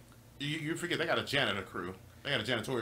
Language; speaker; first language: English; native; English